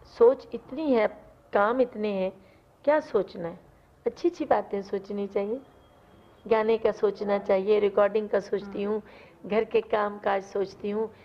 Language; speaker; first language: Urdu; non-native, local second language; Punjabi